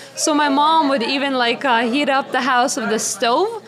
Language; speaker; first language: English; non-native, fluent; Lithuanian